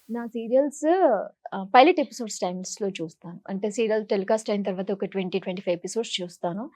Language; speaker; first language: Telugu; native; Telugu